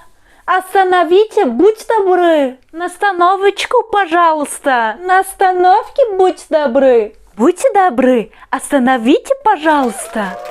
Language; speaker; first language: Russian; non-native, learner; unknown